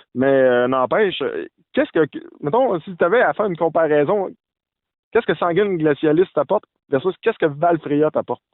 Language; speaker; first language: French; native; French